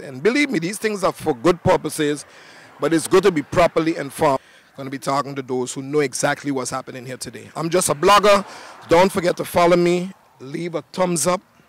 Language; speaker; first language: English; native; English